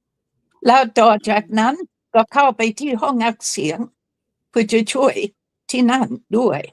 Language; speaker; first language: Thai; non-native, fluent; English